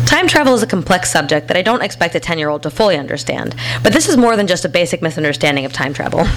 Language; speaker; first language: English; native; English